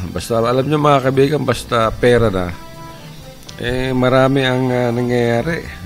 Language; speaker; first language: Filipino; non-native, local second language; Chavacano